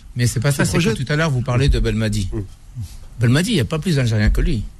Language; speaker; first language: French; non-native, local second language; Arabic